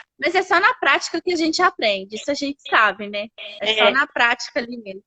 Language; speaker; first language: Portuguese; native; Portuguese